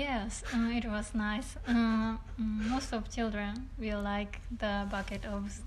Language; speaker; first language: English; non-native, learner; Japanese